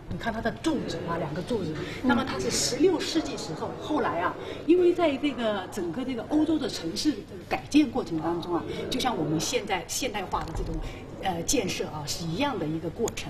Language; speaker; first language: Chinese; native; Chinese